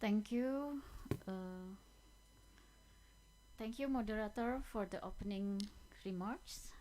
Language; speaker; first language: English; non-native, fluent; Indonesian